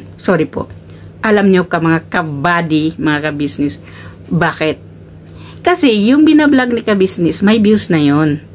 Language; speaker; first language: Filipino; non-native, local second language; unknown